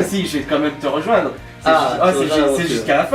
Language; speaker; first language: French; native; French